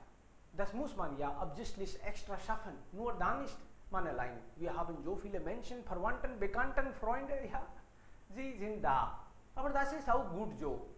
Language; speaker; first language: German; non-native, fluent; Hindi